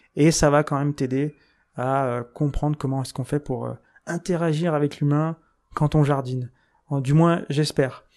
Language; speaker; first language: French; native; French